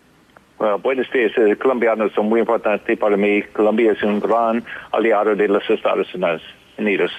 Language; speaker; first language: Spanish; non-native, learner; English